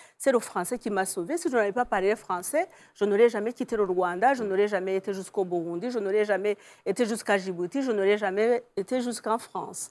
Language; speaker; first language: French; non-native, local second language; Kinyarwanda